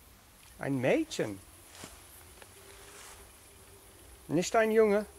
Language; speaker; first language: German; non-native, learner; English